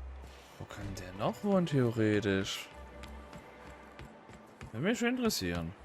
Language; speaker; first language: German; native; German